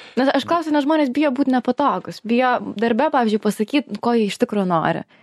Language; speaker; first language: Lithuanian; native; Lithuanian